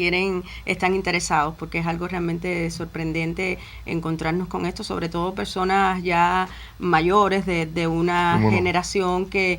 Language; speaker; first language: Spanish; native; Spanish